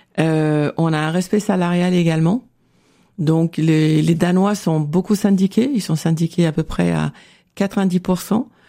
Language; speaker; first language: French; non-native, fluent; Danish